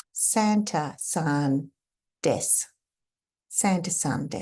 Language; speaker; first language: Japanese; non-native, fluent; English